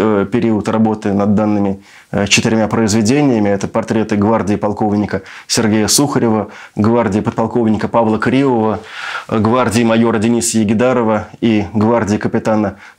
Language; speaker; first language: Russian; native; Russian